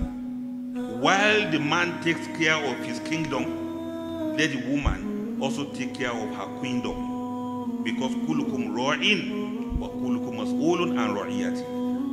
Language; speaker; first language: English; non-native, local second language; Yoruba